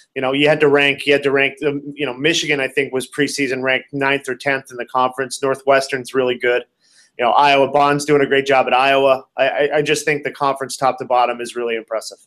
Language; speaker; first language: English; native; English